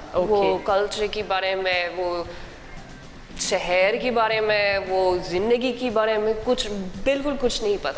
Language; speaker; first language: Hindi; non-native, learner; English